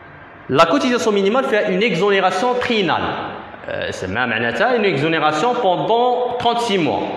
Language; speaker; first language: French; non-native, local second language; Arabic